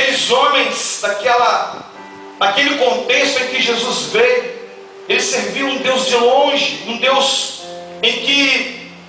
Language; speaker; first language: Portuguese; native; Portuguese